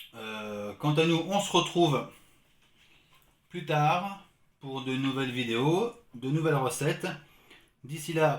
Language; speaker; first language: French; native; French